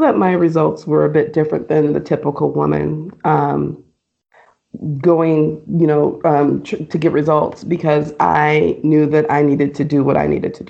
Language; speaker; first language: English; native; English